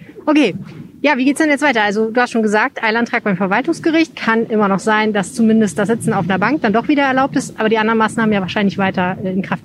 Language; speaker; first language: German; native; German